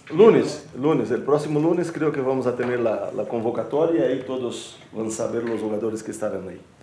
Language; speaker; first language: Spanish; non-native, fluent; Portuguese